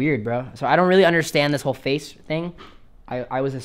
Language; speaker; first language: English; native; English